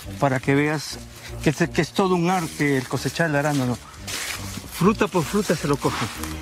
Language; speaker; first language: Spanish; native; Spanish